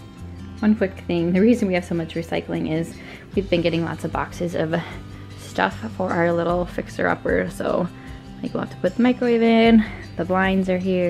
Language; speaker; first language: English; native; English